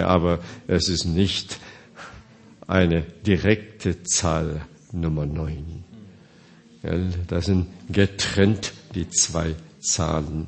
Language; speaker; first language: German; non-native, fluent; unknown